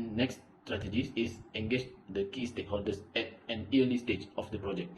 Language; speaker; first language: English; non-native, local second language; Malay